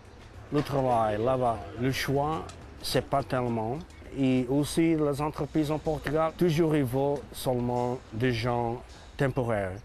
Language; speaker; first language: French; non-native, learner; Portuguese